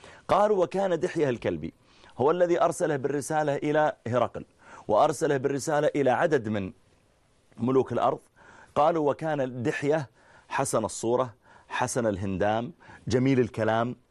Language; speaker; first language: Arabic; native; Arabic